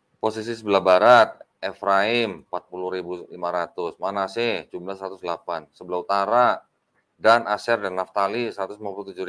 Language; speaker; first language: Indonesian; native; Indonesian